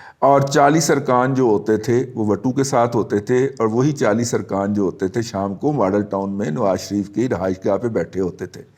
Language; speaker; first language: Urdu; non-native, local second language; Punjabi